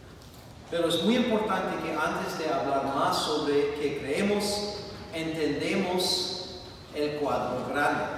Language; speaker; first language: Spanish; non-native, fluent; English